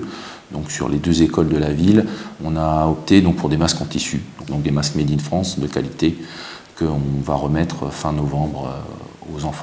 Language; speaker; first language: French; native; French